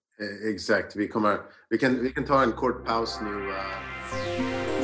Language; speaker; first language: Swedish; non-native, fluent; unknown